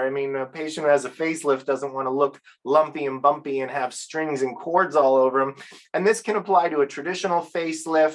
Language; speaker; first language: English; native; English